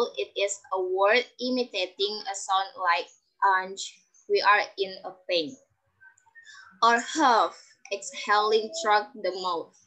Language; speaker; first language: English; non-native, learner; Indonesian